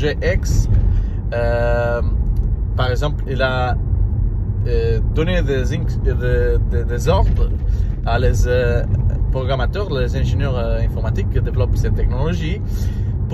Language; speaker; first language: French; non-native, learner; Portuguese